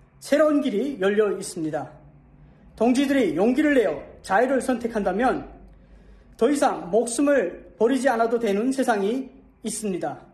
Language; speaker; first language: Korean; native; Korean